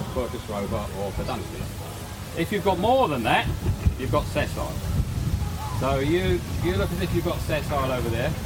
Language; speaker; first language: English; native; English